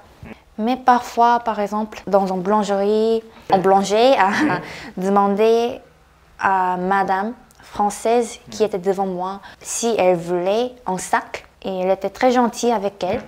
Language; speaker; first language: French; non-native, fluent; Korean